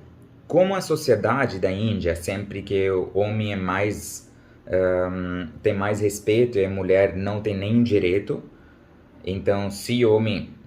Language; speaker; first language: Portuguese; non-native, learner; Urdu